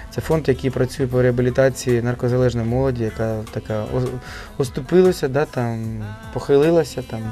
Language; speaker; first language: Ukrainian; native; Ukrainian